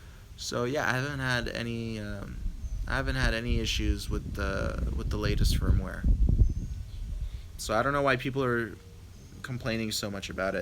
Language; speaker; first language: English; native; English